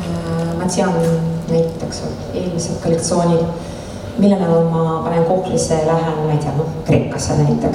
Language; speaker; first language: Estonian; non-native, local second language; Russian